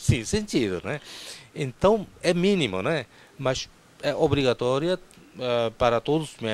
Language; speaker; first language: Portuguese; non-native, fluent; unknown